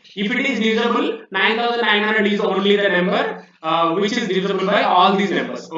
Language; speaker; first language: English; non-native, local second language; Telugu